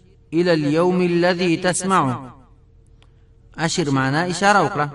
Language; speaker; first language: Arabic; non-native, fluent; Pashto